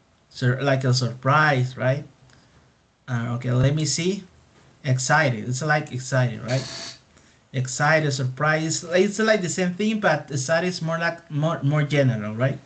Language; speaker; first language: English; non-native, fluent; Spanish